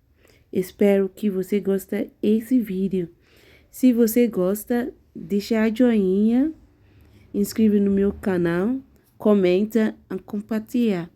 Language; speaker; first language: Portuguese; non-native, learner; English